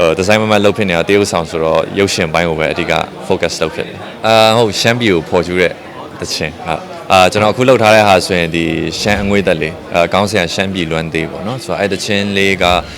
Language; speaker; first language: Burmese; native; Burmese